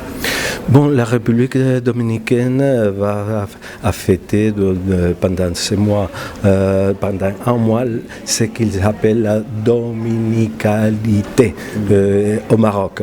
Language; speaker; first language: French; non-native, fluent; Spanish